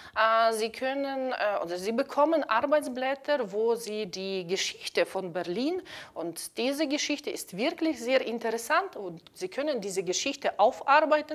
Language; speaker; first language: German; non-native, fluent; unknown